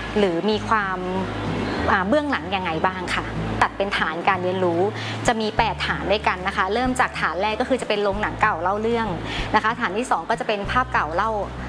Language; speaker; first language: Thai; native; Thai